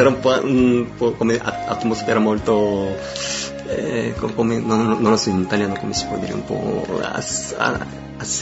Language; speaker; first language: Italian; non-native, fluent; Korean